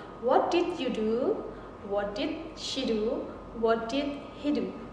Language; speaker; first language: English; non-native, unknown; Indonesian